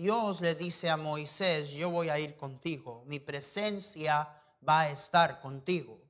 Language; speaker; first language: Spanish; non-native, fluent; English